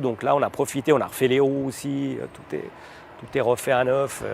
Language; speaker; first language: French; native; French